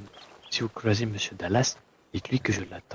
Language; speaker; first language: French; native; French